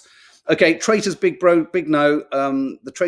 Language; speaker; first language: English; native; English